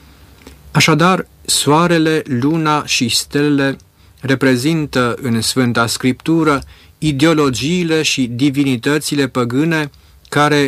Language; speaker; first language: Romanian; native; Romanian